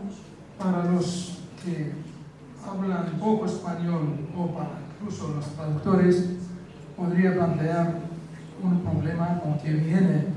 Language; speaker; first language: Spanish; non-native, fluent; Arabic